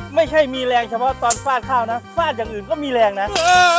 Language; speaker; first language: Thai; non-native, local second language; Northeastern Thai